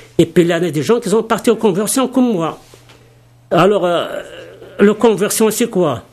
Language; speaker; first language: French; non-native, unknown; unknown